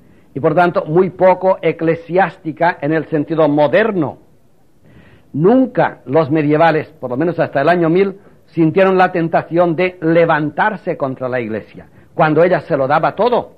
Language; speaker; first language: Spanish; native; Spanish